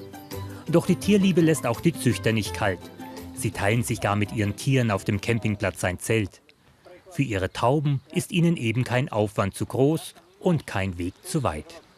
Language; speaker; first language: German; native; German